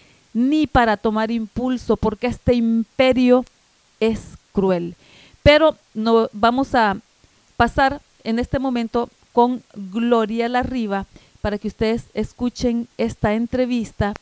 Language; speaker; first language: Spanish; native; Spanish